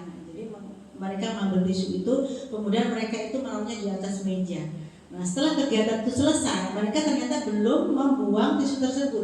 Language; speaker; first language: Indonesian; native; Indonesian